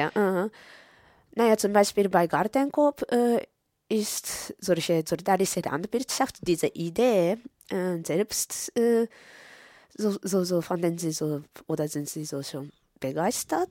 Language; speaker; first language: German; non-native, fluent; Japanese